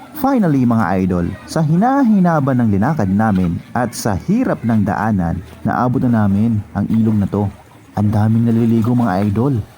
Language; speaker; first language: Filipino; non-native, local second language; Bikol